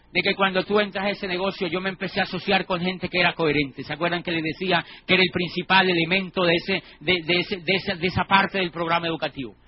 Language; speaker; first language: Spanish; native; Spanish